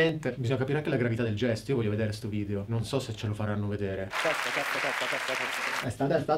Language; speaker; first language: Italian; native; Italian